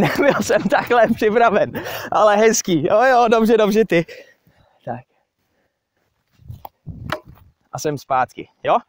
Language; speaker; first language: Czech; non-native, fluent; English